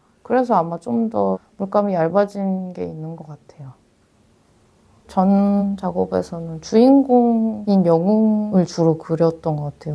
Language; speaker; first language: Korean; native; Korean